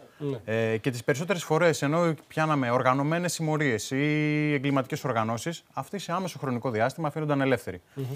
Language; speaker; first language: Greek; native; Greek